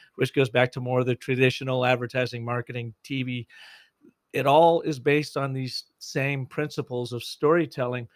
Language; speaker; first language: English; native; English